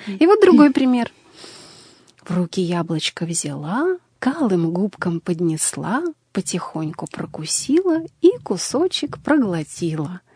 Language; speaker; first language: Russian; native; Russian